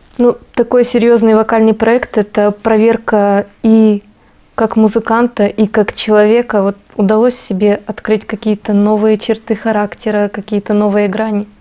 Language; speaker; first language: Russian; native; Russian